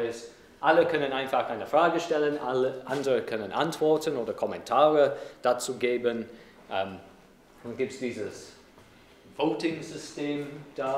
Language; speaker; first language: German; non-native, fluent; English